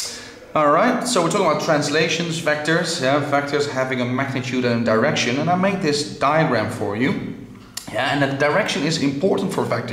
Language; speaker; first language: English; non-native, fluent; Dutch